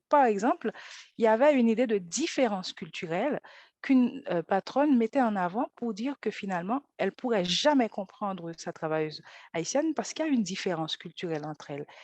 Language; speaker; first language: French; non-native, local second language; Haitian Creole